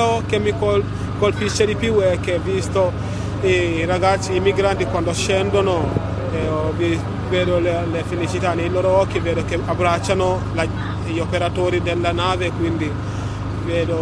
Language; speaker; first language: Italian; non-native, fluent; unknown